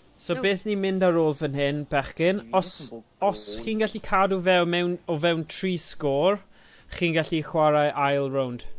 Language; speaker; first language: Welsh; non-native, local second language; English